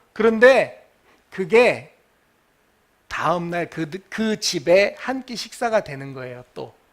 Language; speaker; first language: Korean; native; Korean